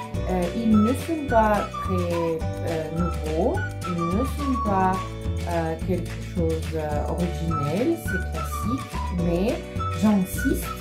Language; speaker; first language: French; non-native, fluent; Russian